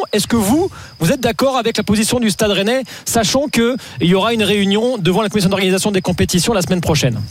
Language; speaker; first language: French; native; French